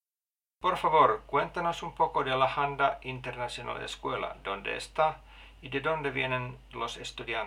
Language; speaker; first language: Spanish; non-native, learner; Finnish